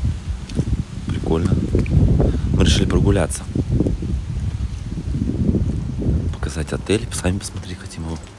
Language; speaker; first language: Russian; native; Russian